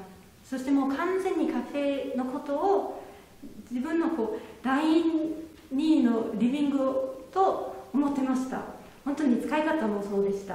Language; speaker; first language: Japanese; non-native, fluent; German